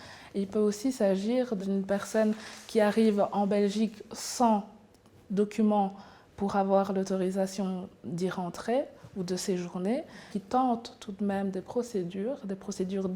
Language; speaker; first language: French; native; French